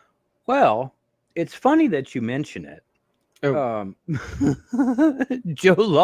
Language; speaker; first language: English; native; English